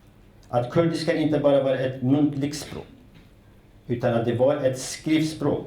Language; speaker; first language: Swedish; non-native, fluent; Kurdish